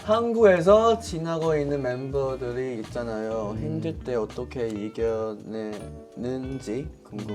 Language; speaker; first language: Korean; native; Korean